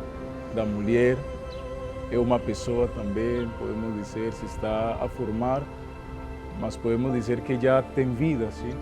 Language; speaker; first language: Portuguese; non-native, fluent; Spanish